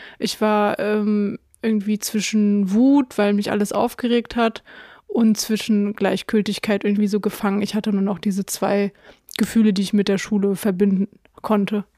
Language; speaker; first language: German; early bilingual, other home language; Russian